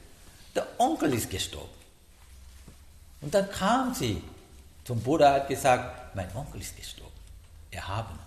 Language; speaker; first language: German; non-native, learner; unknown